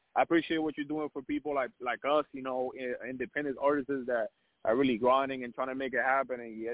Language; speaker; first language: English; early bilingual, other home language; Spanish